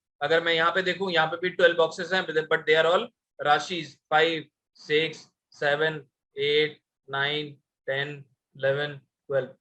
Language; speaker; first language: Hindi; non-native, local second language; Bangla